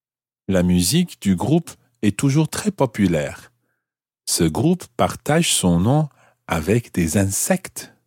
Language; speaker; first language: French; non-native, fluent; English